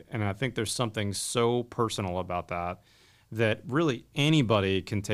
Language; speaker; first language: English; native; English